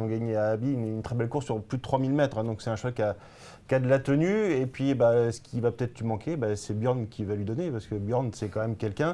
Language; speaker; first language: French; native; French